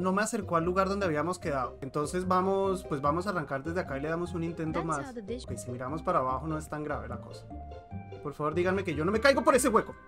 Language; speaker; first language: Spanish; native; Spanish